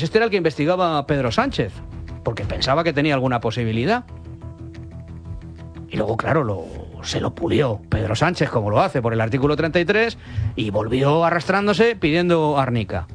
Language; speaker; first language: Spanish; native; Spanish